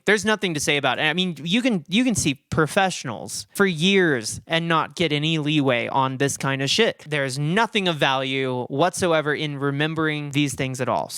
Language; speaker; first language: English; native; English